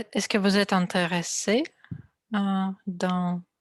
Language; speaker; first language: French; non-native, learner; Russian